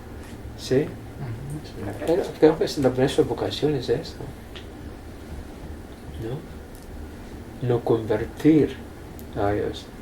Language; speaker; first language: Spanish; non-native, fluent; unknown